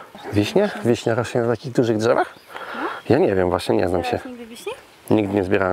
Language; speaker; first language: Polish; native; Polish